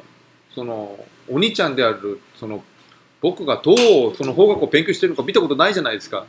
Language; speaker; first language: Japanese; non-native, fluent; Korean